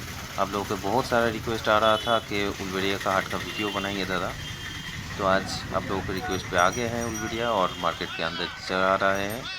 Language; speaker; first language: Hindi; non-native, local second language; Bangla